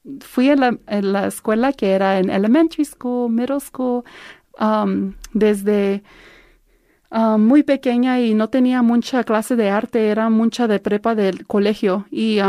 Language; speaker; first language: Spanish; early bilingual, heritage; Spanish